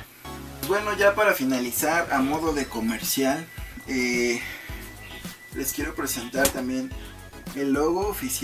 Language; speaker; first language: Spanish; native; Spanish